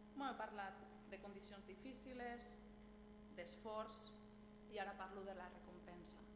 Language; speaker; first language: Catalan; non-native, local second language; Spanish